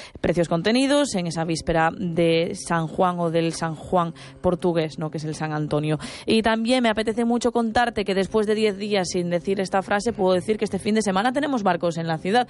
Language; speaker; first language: Spanish; native; Spanish